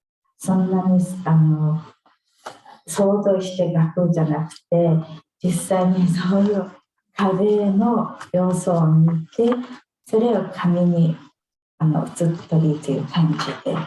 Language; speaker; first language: Japanese; non-native, fluent; Mongolian